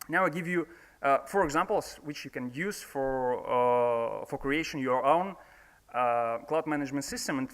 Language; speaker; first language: English; non-native, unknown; Russian